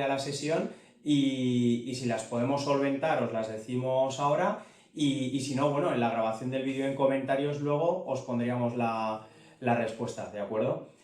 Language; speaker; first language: Spanish; native; Spanish